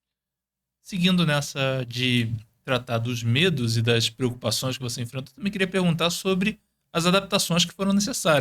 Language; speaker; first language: Portuguese; native; Portuguese